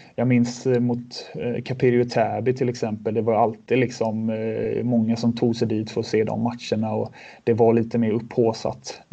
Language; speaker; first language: Swedish; native; Swedish